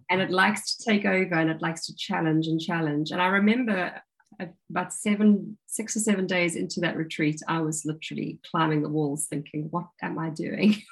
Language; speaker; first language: English; native; English